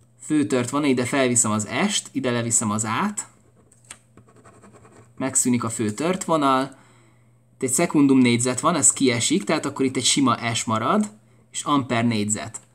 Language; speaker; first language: Hungarian; native; Hungarian